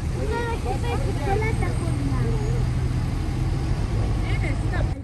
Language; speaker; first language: Arabic; early bilingual, other home language; Hindi